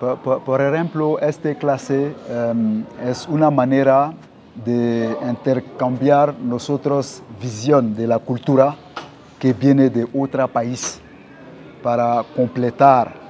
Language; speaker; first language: Spanish; non-native, learner; French